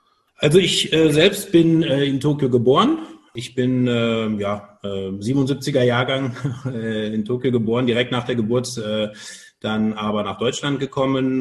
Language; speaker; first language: German; native; German